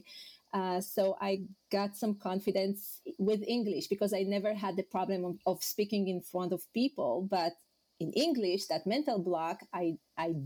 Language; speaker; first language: English; non-native, fluent; Hebrew